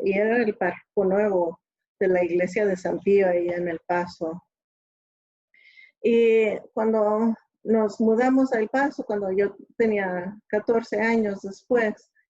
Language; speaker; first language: Spanish; early bilingual, other home language; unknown